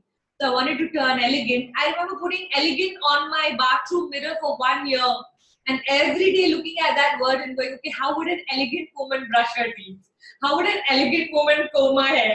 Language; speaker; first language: English; non-native, local second language; Hindi